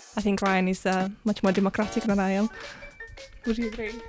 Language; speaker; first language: English; non-native, fluent; Russian